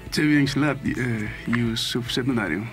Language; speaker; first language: Polish; non-native, learner; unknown